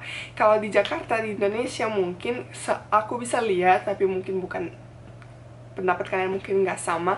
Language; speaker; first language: Indonesian; non-native, fluent; Bosnian